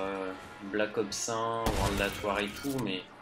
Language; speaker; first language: French; native; French